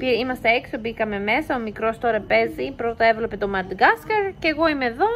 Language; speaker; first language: Greek; early bilingual, heritage; Greek